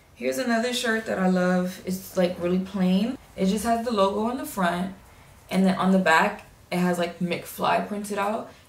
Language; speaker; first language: English; native; English